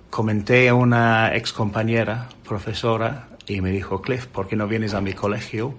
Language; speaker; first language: Spanish; non-native, fluent; English